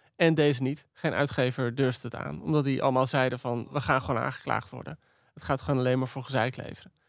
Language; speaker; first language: Dutch; native; Dutch